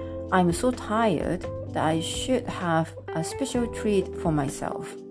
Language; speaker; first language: English; non-native, fluent; Japanese